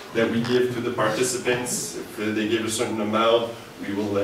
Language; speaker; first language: English; native; English